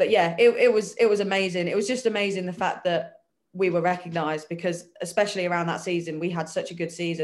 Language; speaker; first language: English; native; English